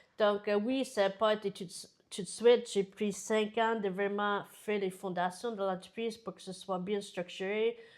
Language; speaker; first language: French; non-native, fluent; English